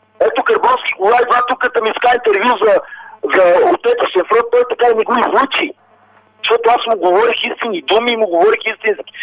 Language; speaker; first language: Bulgarian; non-native, local second language; Romany